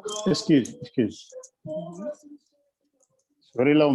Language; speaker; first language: English; non-native, learner; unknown